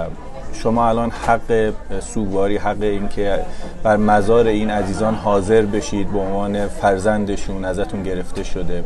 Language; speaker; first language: Persian; native; Persian